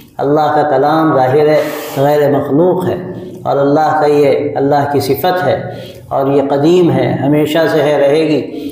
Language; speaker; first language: Urdu; native; Urdu